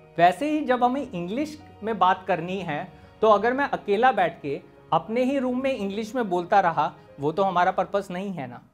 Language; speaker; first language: Hindi; native; Hindi